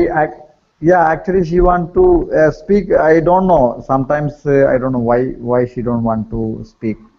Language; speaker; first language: English; non-native, learner; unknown